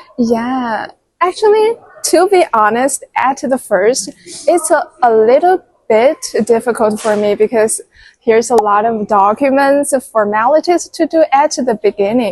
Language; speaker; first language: English; non-native, fluent; Chinese